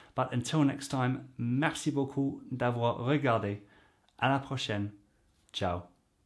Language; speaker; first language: French; non-native, fluent; English